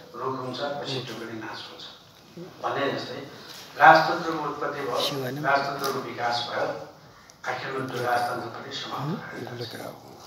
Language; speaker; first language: Nepali; non-native, local second language; Newari